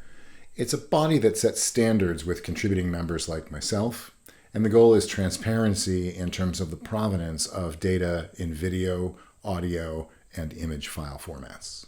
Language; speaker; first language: English; native; English